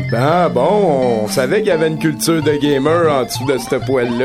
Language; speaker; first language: French; native; French